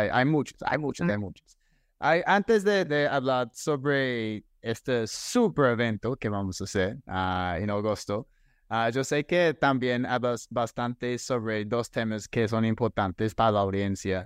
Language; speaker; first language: Spanish; non-native, fluent; English